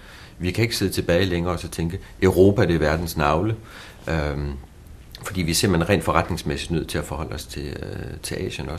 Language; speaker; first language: Danish; native; Danish